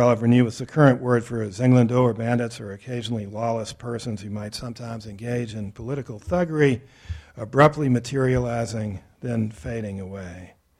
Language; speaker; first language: English; native; English